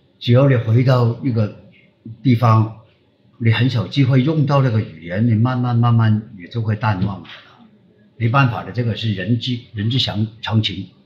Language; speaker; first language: Chinese; non-native, local second language; Cantonese